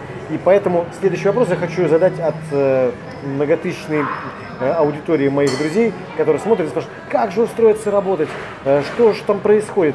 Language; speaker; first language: Russian; native; Russian